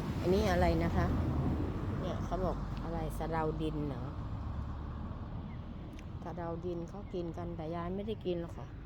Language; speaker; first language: Thai; native; Thai